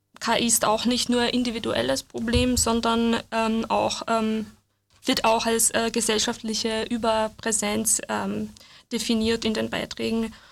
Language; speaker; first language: German; native; German